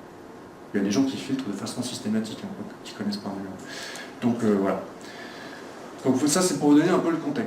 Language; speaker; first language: French; native; French